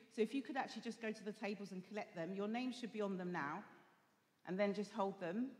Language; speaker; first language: English; native; English